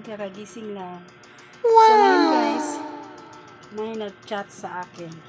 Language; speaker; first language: Filipino; non-native, local second language; Cebuano